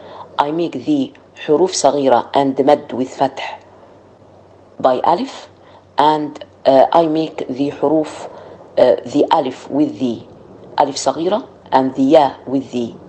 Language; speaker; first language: English; non-native, fluent; Arabic